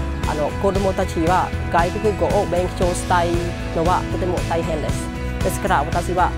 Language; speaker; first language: Japanese; non-native, learner; Khmer